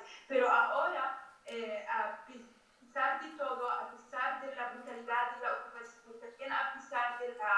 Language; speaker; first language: Spanish; non-native, fluent; Arabic